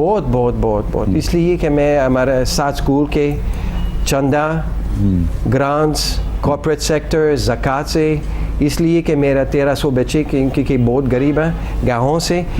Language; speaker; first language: Hindi; non-native, learner; English